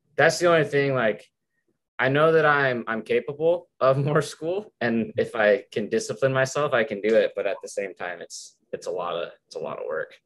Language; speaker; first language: English; native; English